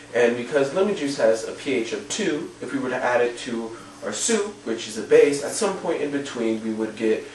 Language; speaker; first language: English; native; English